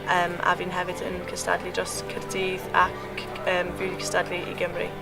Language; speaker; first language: Welsh; native; Welsh